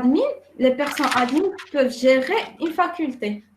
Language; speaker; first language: French; non-native, local second language; Arabic